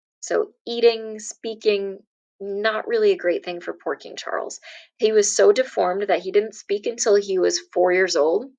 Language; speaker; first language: English; native; English